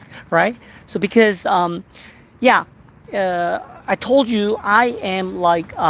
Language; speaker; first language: English; non-native, fluent; Korean